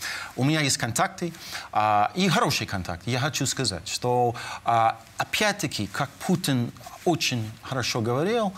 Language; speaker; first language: Russian; non-native, fluent; English